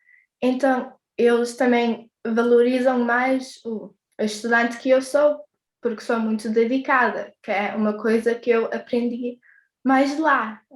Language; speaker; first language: Portuguese; early bilingual, heritage; English